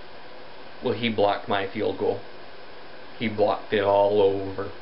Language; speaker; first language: English; native; English